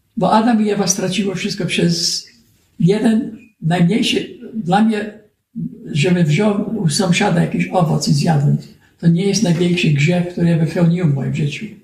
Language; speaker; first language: Polish; early bilingual, heritage; Polish